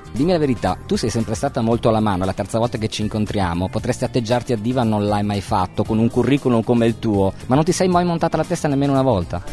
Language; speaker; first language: Italian; native; Italian